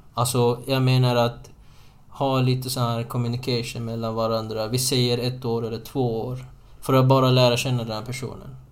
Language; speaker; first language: Swedish; non-native, fluent; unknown